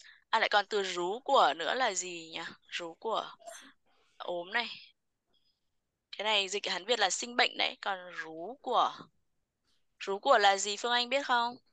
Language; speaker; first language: Chinese; non-native, fluent; Vietnamese